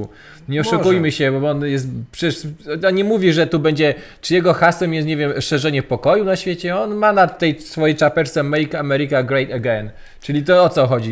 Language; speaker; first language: Polish; native; Polish